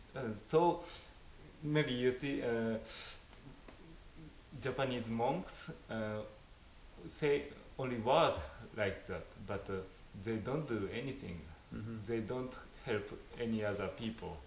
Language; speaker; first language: English; non-native, fluent; Japanese